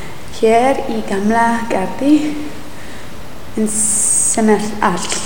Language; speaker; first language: Icelandic; non-native, learner; English